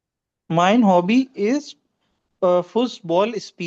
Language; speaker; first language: German; non-native, learner; Urdu